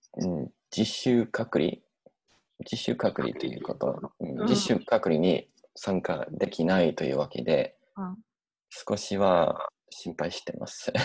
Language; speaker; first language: Japanese; non-native, learner; English